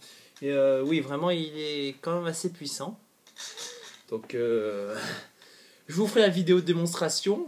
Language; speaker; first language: French; native; French